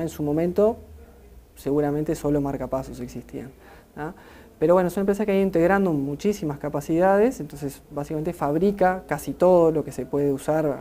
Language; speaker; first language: Spanish; native; Spanish